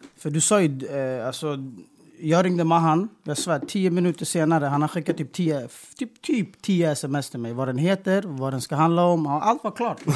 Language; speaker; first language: Swedish; early bilingual, other home language; Persian